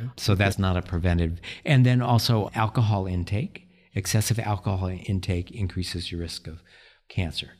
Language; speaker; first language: English; native; English